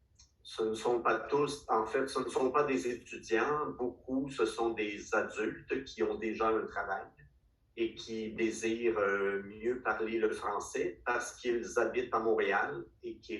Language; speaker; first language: French; native; French